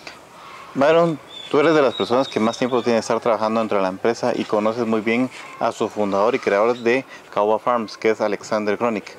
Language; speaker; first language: Spanish; native; Spanish